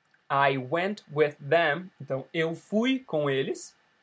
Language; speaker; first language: English; non-native, fluent; Portuguese